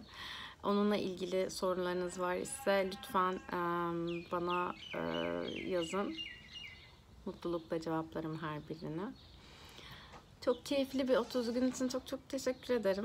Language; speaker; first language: Turkish; native; Turkish